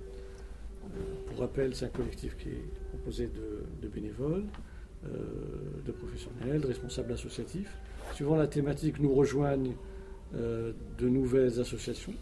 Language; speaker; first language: French; native; French